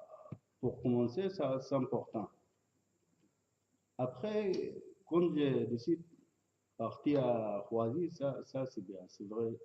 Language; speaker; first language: French; non-native, learner; Arabic